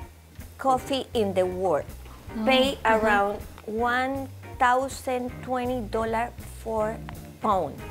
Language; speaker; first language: English; non-native, learner; Spanish